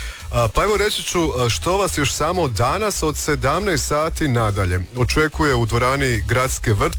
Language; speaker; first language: Serbian; native; Serbian